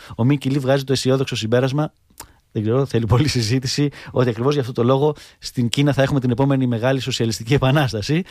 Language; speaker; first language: Greek; native; Greek